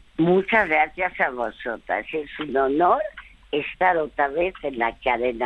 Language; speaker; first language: Spanish; early bilingual, other home language; French